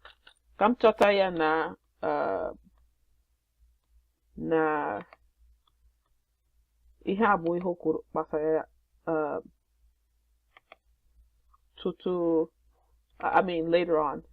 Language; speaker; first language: Igbo; non-native, learner; English